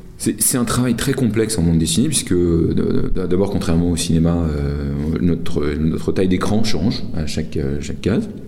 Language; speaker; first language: French; native; French